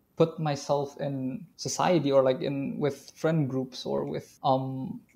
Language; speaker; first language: English; non-native, fluent; Indonesian